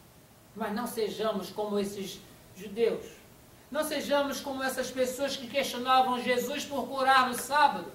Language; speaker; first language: Portuguese; native; Portuguese